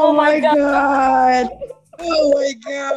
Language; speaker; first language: English; non-native, learner; Portuguese